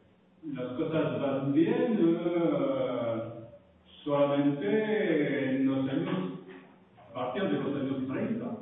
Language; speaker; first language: Spanish; non-native, fluent; French